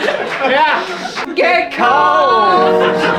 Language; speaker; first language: German; non-native, learner; Norwegian